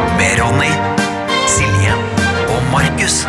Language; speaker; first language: Norwegian; native; Norwegian